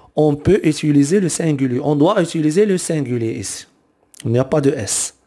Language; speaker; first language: French; non-native, local second language; Arabic